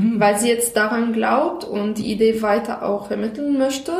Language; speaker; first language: German; non-native, fluent; Arabic